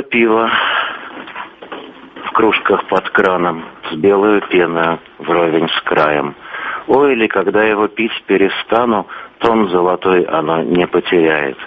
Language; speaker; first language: Russian; native; Russian